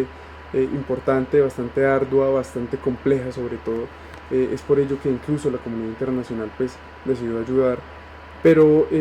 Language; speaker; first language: Spanish; native; Spanish